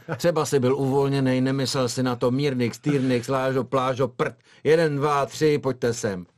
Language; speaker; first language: Czech; native; Czech